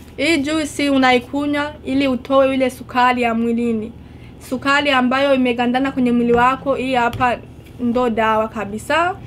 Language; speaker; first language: Swahili; non-native, local second language; Rundi